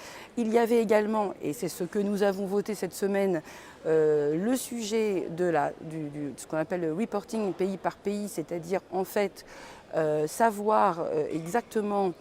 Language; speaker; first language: French; native; French